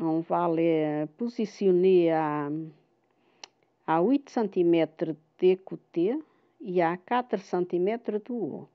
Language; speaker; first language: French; non-native, fluent; Portuguese